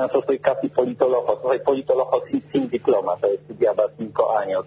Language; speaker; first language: Spanish; non-native, learner; Polish